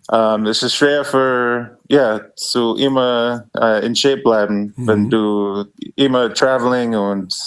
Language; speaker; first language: German; non-native, learner; English